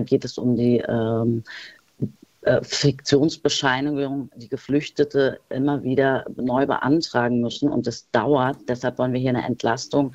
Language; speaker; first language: German; early bilingual, other home language; Turkish